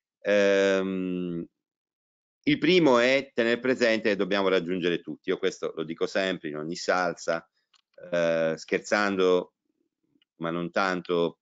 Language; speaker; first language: Italian; native; Italian